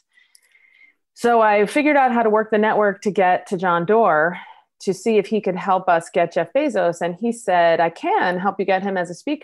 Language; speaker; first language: English; native; English